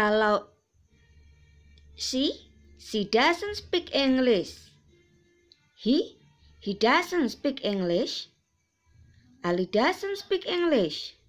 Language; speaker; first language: English; non-native, fluent; Indonesian